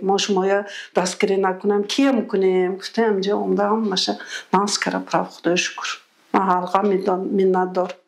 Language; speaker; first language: Tajik; non-native, local second language; Kyrgyz